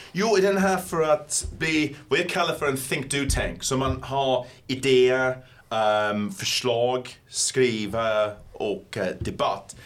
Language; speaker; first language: Swedish; non-native, fluent; English